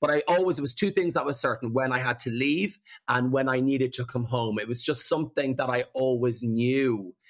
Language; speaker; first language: English; native; English